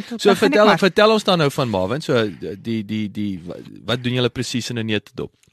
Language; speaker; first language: Afrikaans; native; Afrikaans